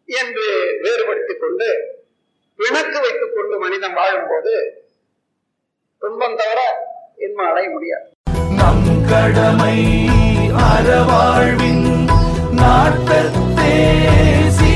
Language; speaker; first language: Tamil; native; Tamil